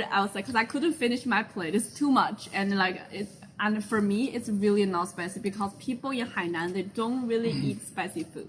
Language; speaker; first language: English; non-native, fluent; Chinese